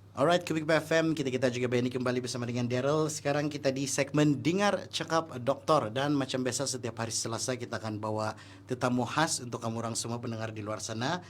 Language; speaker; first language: Malay; native; Malay